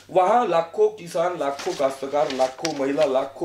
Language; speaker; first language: Hindi; non-native, local second language; Marathi